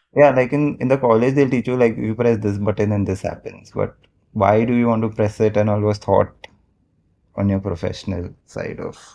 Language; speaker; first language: English; non-native, local second language; Marathi